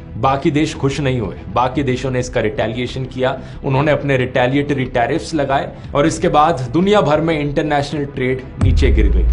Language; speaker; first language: Hindi; native; Hindi